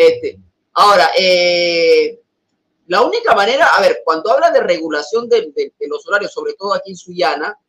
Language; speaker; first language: Spanish; native; Spanish